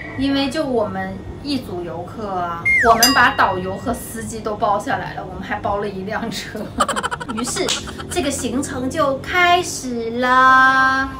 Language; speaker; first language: Chinese; native; Chinese